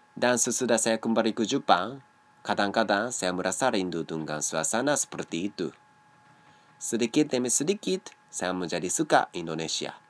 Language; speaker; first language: Indonesian; non-native, learner; Japanese